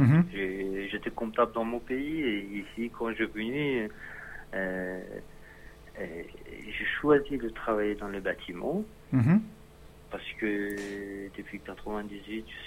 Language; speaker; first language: French; non-native, learner; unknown